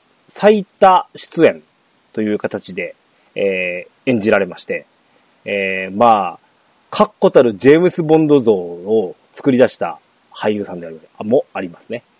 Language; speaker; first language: Japanese; native; Japanese